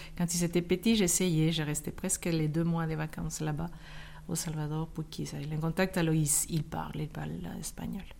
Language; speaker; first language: French; non-native, fluent; Spanish